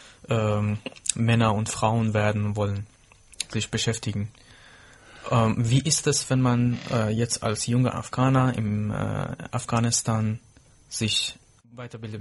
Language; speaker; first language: German; non-native, fluent; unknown